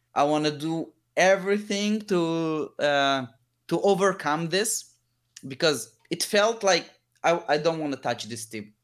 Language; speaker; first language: English; early bilingual, other home language; Hebrew